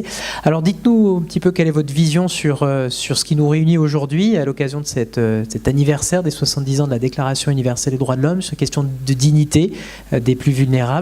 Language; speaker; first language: French; native; French